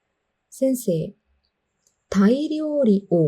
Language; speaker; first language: Japanese; non-native, fluent; Sinhala